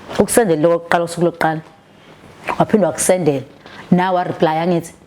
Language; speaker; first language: Zulu; native; Zulu